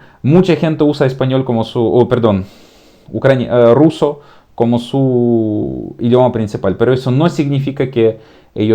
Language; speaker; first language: Spanish; non-native, fluent; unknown